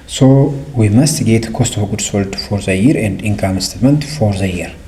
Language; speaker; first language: English; non-native, local second language; Amharic